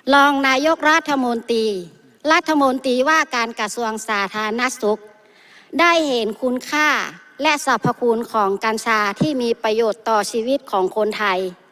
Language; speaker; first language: Thai; native; Thai